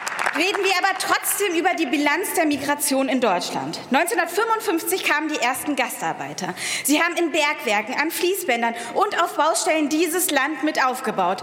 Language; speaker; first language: German; early bilingual, other home language; Persian